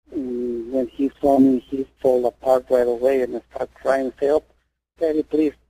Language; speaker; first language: English; non-native, fluent; Spanish